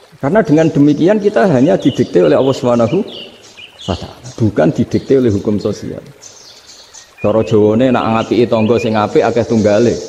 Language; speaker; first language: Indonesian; non-native, local second language; Javanese